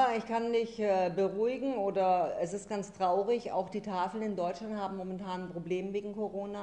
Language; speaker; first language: German; native; German